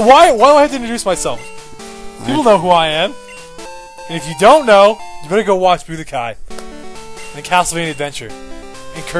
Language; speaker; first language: English; native; English